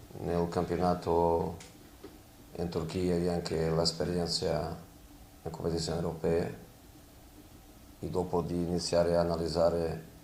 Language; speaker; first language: Italian; non-native, fluent; Portuguese